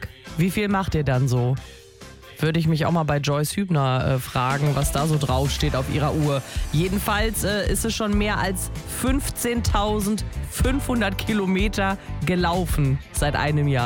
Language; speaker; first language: German; native; German